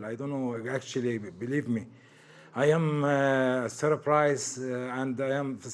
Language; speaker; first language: English; non-native, learner; Arabic